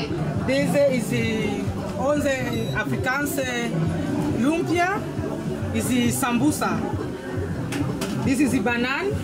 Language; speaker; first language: Dutch; non-native, learner; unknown